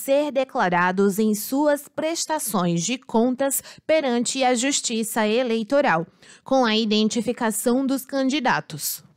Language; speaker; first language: Portuguese; native; Portuguese